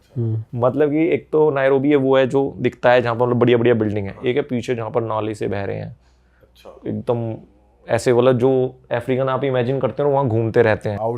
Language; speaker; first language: Hindi; native; Hindi